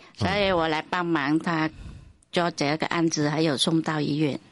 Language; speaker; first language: Chinese; non-native, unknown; Vietnamese